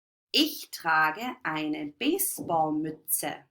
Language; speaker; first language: German; non-native, fluent; English